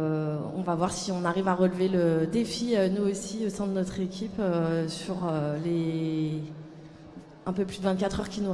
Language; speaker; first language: French; native; French